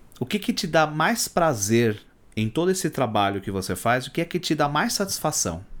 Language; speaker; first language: Portuguese; native; Portuguese